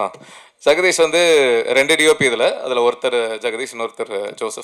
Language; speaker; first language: Tamil; native; Tamil